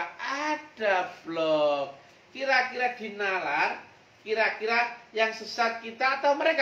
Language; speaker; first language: Indonesian; native; Indonesian